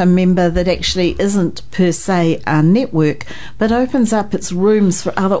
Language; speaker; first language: English; native; English